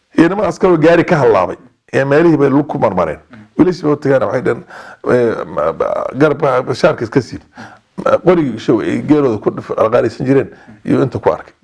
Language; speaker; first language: Somali; native; Somali